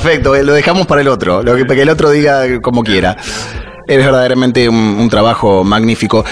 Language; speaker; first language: Spanish; native; Spanish